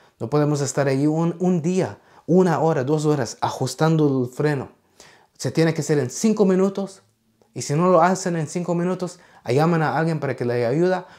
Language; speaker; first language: Spanish; early bilingual, heritage; Spanish